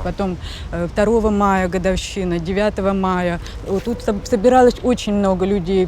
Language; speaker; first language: Russian; native; Russian